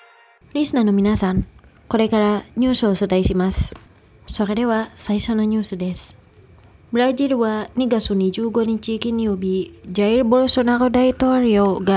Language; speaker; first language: Japanese; non-native, fluent; Indonesian